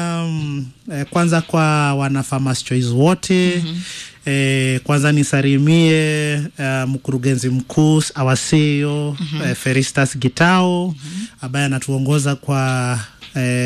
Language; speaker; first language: Swahili; non-native, local second language; Kikuyu